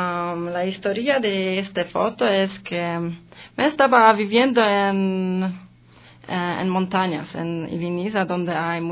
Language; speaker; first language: Spanish; non-native, learner; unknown